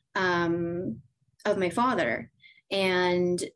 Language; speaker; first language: English; native; English